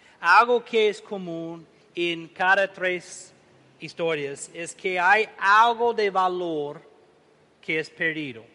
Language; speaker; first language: Spanish; non-native, learner; English